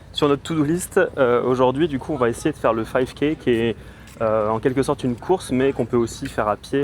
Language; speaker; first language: French; native; French